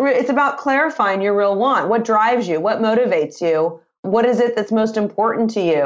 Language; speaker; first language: English; native; English